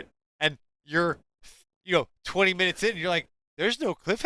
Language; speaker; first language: English; native; English